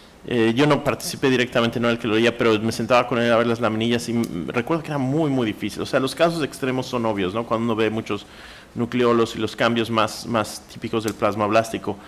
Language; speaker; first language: Spanish; native; Spanish